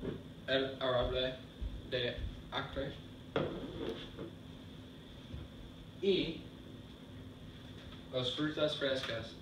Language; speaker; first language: Spanish; non-native, learner; English